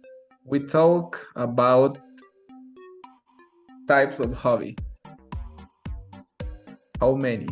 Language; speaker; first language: English; non-native, learner; Spanish